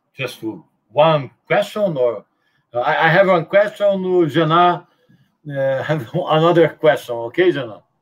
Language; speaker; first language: English; non-native, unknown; Portuguese